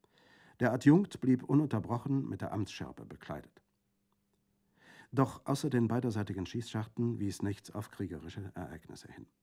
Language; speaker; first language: German; native; German